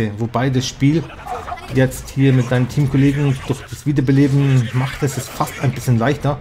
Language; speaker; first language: German; native; German